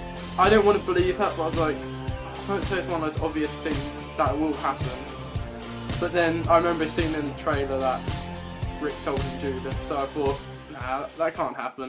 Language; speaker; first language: English; native; English